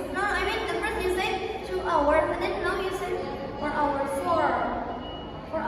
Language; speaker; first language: English; non-native, learner; Indonesian